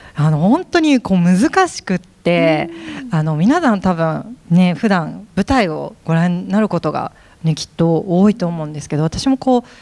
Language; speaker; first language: Japanese; native; Japanese